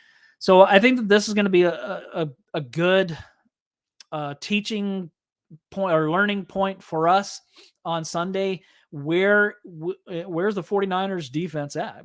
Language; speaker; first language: English; native; English